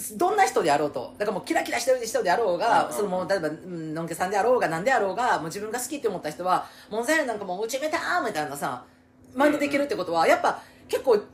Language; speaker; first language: Japanese; native; Japanese